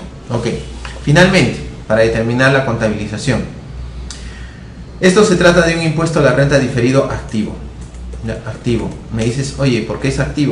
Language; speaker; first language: Spanish; native; Spanish